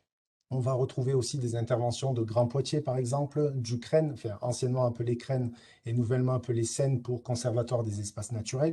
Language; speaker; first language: French; native; French